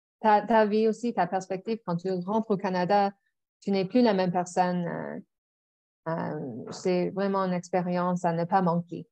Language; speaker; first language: French; non-native, local second language; English